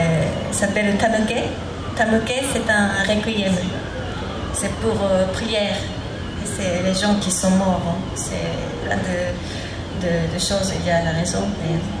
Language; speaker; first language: French; non-native, learner; Japanese